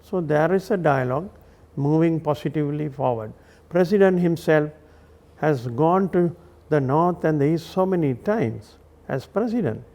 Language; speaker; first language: English; non-native, local second language; Sinhala